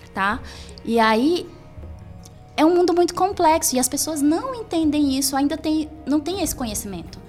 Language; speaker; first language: Portuguese; native; Portuguese